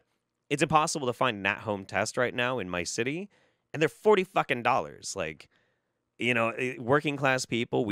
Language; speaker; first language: English; native; English